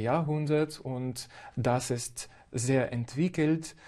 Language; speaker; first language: German; non-native, fluent; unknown